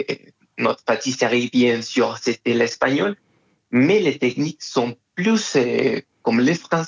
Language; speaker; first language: French; non-native, fluent; Spanish